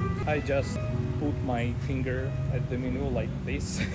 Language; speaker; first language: English; non-native, learner; Russian